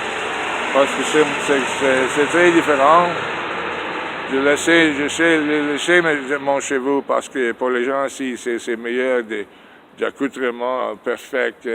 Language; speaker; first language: French; non-native, learner; English